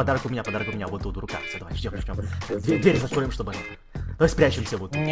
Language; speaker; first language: Russian; native; Russian